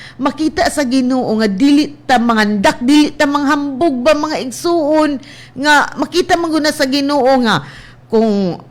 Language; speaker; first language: Cebuano; non-native, local second language; Hiligaynon